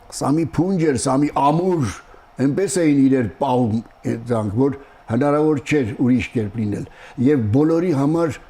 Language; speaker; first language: Armenian; native; Armenian